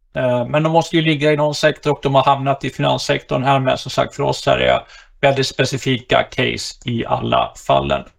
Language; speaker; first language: Swedish; native; Swedish